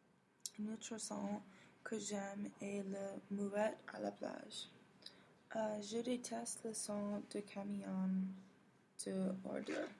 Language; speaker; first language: French; non-native, learner; English